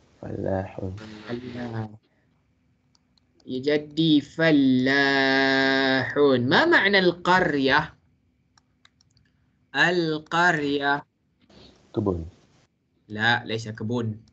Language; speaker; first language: Arabic; non-native, fluent; Malay